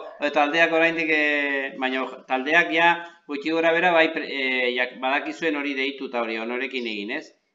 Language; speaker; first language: Basque; native; Basque